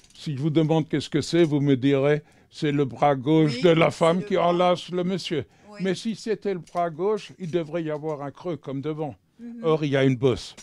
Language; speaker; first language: French; native; French